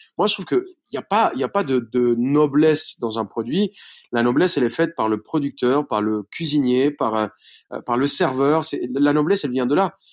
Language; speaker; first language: French; non-native, fluent; Spanish